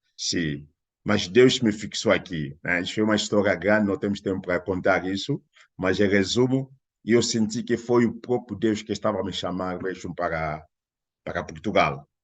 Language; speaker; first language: Portuguese; non-native, fluent; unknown